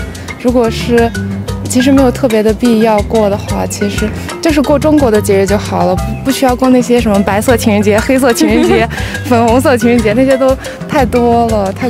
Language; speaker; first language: Chinese; native; Chinese